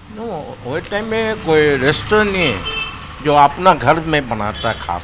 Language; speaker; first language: Hindi; non-native, local second language; Chinese